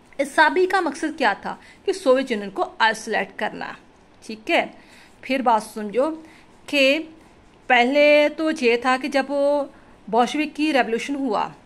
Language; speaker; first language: Hindi; non-native, local second language; Punjabi